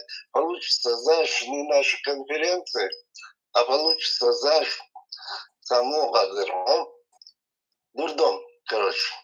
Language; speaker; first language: Russian; non-native, local second language; Chechen